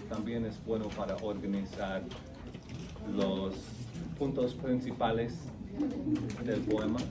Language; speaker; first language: Spanish; non-native, fluent; English